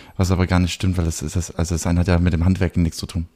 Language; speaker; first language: German; early bilingual, heritage; German